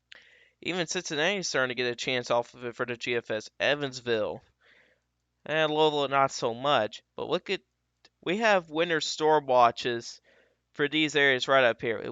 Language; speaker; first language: English; native; English